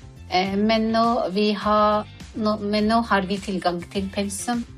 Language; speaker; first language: Norwegian; non-native, fluent; Turkish